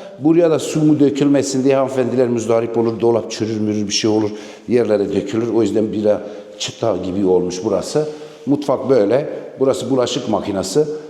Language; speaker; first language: Turkish; native; Turkish